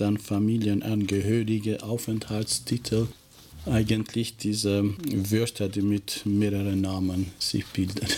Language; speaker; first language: German; non-native, fluent; Albanian